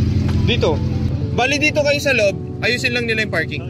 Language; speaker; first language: Filipino; native; Filipino